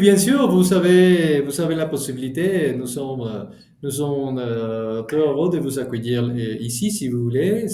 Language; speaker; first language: French; non-native, fluent; Spanish